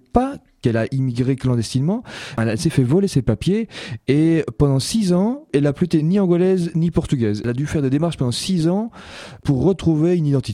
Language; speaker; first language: French; native; French